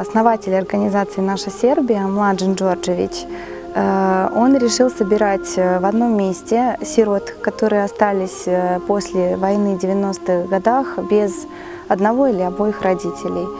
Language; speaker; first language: Russian; non-native, fluent; Serbian